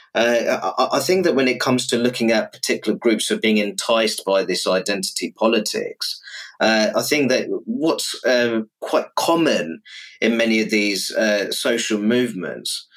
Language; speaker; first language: English; native; English